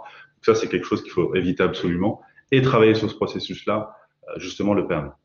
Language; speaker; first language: French; native; French